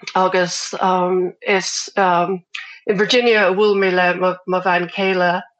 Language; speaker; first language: Irish; non-native, local second language; English